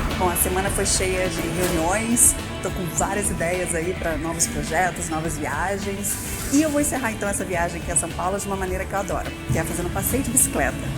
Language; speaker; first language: Portuguese; native; Portuguese